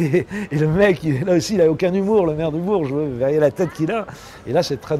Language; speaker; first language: French; native; French